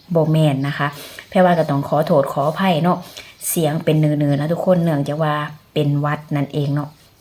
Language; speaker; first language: Thai; native; Thai